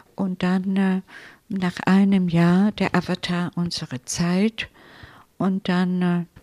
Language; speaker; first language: German; non-native, fluent; Italian